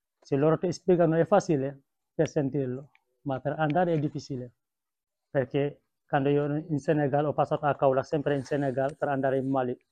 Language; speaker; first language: Italian; non-native, learner; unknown